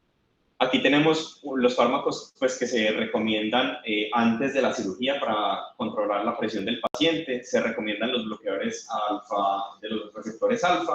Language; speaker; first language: Spanish; native; Spanish